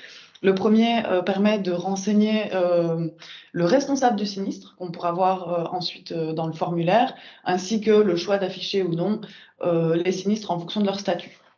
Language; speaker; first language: French; native; French